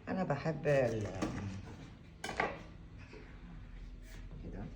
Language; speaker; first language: Arabic; native; Arabic